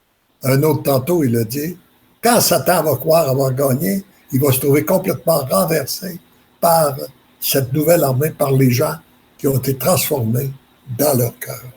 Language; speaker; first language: French; native; French